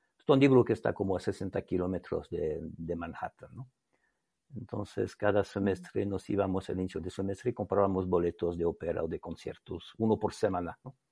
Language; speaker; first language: Spanish; non-native, fluent; French